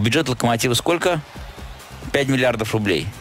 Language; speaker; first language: Russian; native; Russian